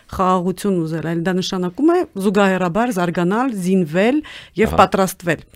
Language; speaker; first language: Armenian; native; Armenian